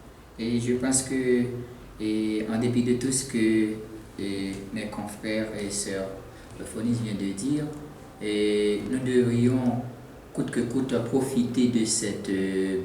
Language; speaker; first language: French; non-native, local second language; Haitian Creole